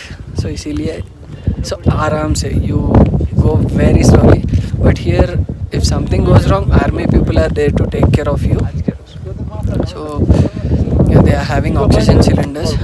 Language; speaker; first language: English; non-native, local second language; Telugu